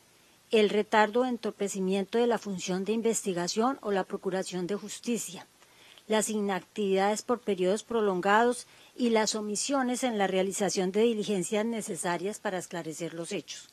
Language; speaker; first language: Spanish; native; Spanish